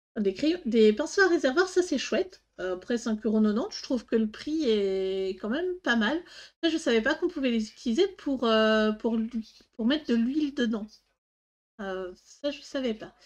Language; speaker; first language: French; native; French